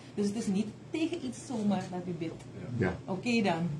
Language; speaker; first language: Dutch; native; Dutch